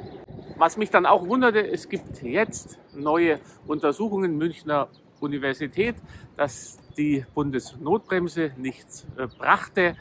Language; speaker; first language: German; native; German